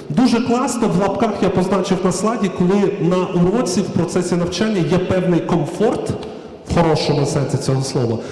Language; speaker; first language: Ukrainian; native; Ukrainian